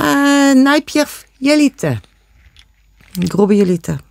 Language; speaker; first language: Polish; non-native, learner; Dutch